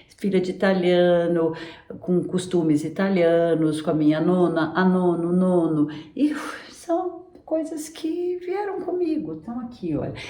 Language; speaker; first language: Portuguese; native; Portuguese